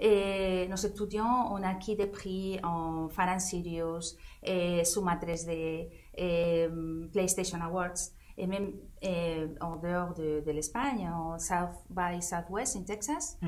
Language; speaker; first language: French; non-native, fluent; Spanish